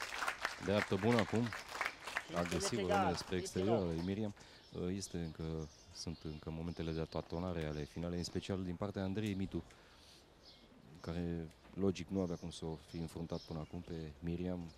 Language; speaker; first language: Romanian; native; Romanian